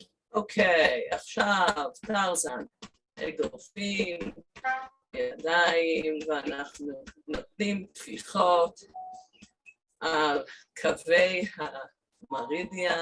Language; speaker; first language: Hebrew; non-native, fluent; English